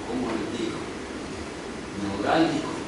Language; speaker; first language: Spanish; native; Spanish